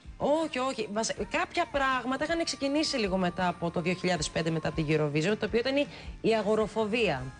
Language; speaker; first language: Greek; early bilingual, heritage; Greek